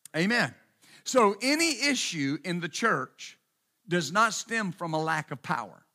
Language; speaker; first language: English; native; English